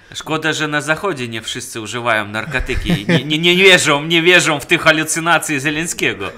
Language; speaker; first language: Polish; non-native, fluent; Russian